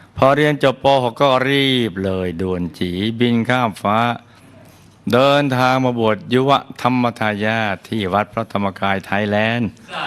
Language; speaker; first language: Thai; native; Thai